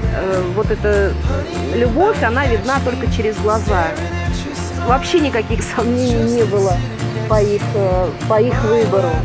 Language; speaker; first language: Russian; native; Russian